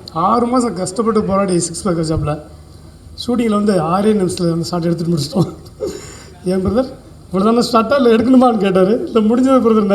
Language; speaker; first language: Tamil; native; Tamil